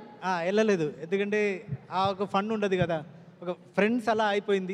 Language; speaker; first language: Telugu; non-native, learner; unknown